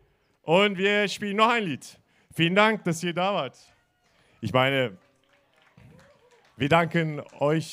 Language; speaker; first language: German; non-native, fluent; Turkish